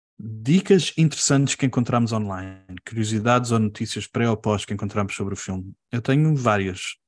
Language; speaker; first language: Portuguese; early bilingual, heritage; Portuguese